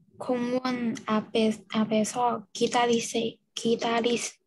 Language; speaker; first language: Korean; non-native, learner; Vietnamese